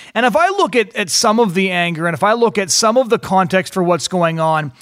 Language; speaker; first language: English; native; English